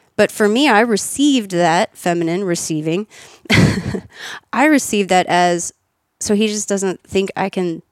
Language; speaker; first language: English; native; English